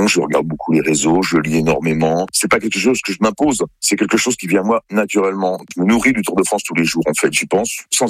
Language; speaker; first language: French; native; French